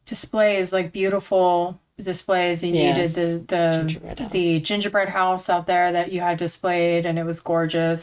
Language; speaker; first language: English; early bilingual, other home language; Korean